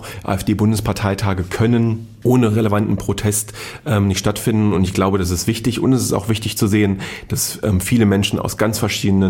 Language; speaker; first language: German; native; German